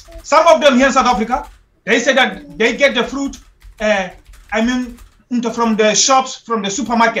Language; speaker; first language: English; non-native, local second language; Xhosa